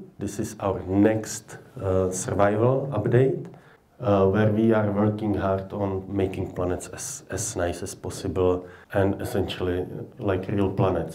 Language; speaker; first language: English; non-native, fluent; Czech